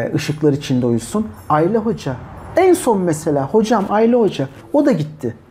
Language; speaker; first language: Turkish; native; Turkish